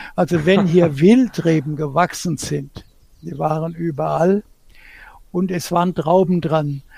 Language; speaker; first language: German; native; German